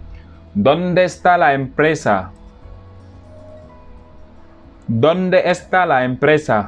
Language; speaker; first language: Spanish; non-native, fluent; Wolof